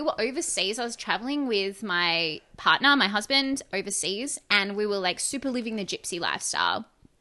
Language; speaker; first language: English; native; English